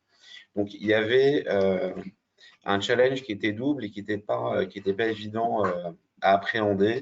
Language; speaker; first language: French; native; French